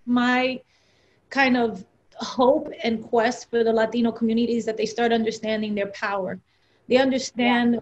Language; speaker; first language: English; early bilingual, other home language; Spanish